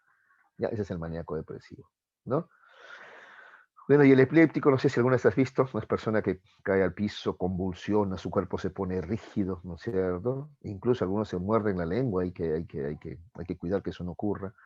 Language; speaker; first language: Spanish; native; Spanish